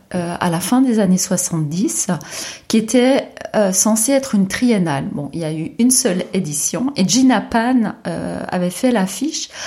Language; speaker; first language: French; native; French